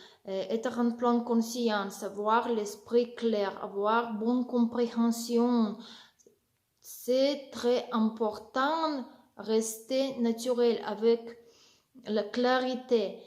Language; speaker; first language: French; non-native, learner; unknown